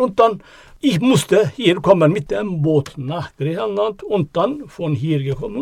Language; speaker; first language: German; non-native, learner; Turkish